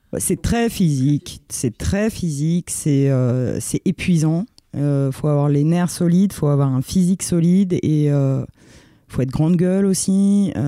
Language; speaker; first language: French; early bilingual, other home language; Romanian